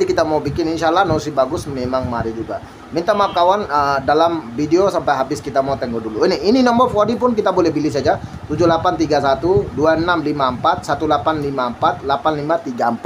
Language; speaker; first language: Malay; non-native, learner; Bangla